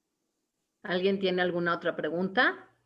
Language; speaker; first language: Spanish; native; Spanish